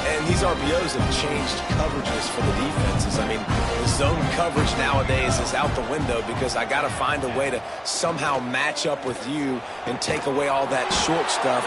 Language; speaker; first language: English; native; English